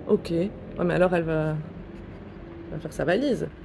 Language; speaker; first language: French; native; French